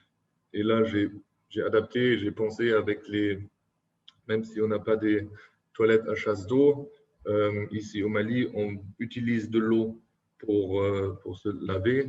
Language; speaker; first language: French; non-native, fluent; German